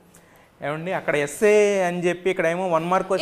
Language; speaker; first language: Telugu; native; Telugu